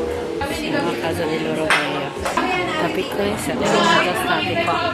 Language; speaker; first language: Italian; early bilingual, other home language; Filipino